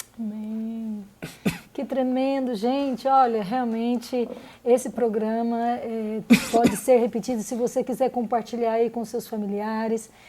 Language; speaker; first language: Portuguese; native; Portuguese